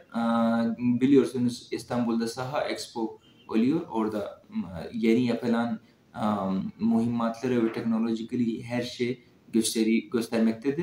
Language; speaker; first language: Turkish; non-native, fluent; Urdu